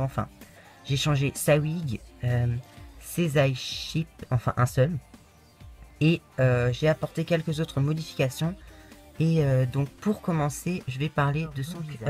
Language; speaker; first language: French; native; French